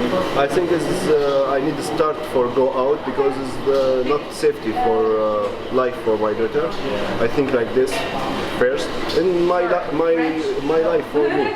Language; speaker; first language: English; non-native, learner; Arabic